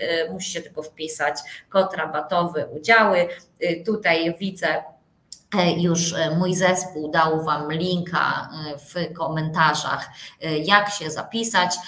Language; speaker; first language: Polish; native; Polish